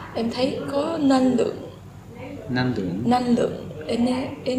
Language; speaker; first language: Vietnamese; non-native, fluent; Japanese